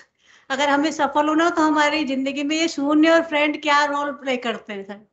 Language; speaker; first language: Hindi; native; Hindi